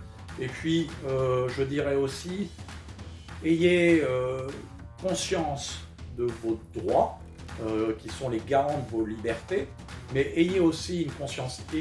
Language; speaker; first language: French; native; French